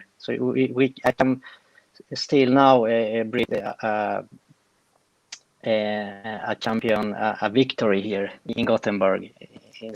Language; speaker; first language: English; non-native, fluent; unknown